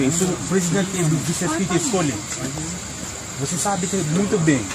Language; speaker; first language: Portuguese; non-native, learner; Haitian Creole